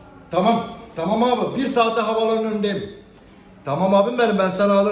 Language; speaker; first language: Turkish; native; Turkish